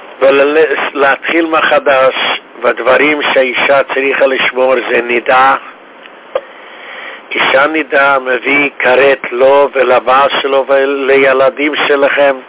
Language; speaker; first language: Hebrew; non-native, fluent; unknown